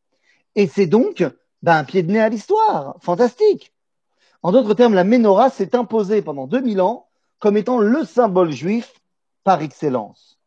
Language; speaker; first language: French; native; French